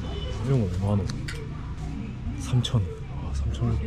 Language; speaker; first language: Korean; native; Korean